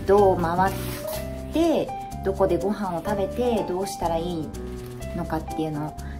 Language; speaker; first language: Japanese; native; Japanese